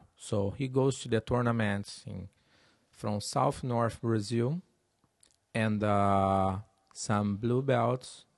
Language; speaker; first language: English; non-native, learner; Portuguese